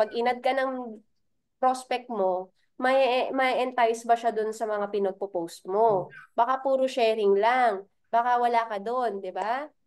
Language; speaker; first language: Filipino; native; Filipino